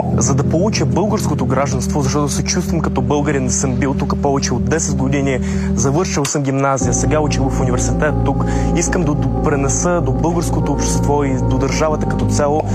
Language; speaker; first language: Bulgarian; early bilingual, other home language; Russian